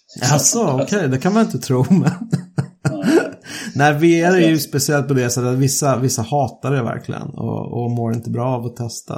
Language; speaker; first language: Swedish; native; Swedish